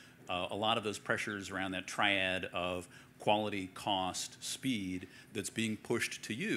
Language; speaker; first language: English; native; English